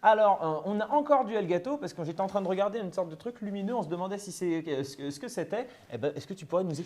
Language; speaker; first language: French; native; French